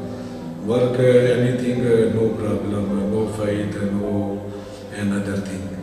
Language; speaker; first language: English; non-native, learner; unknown